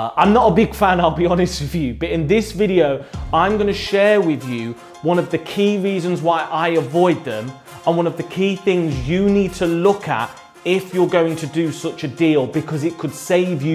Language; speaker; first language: English; native; English